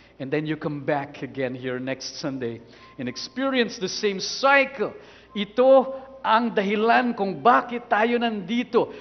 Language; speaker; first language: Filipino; non-native, local second language; Cebuano